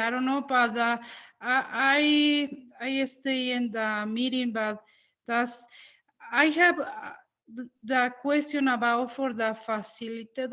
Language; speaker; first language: English; non-native, learner; Spanish